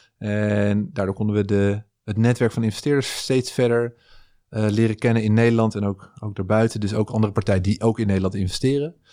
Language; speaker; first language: Dutch; native; Dutch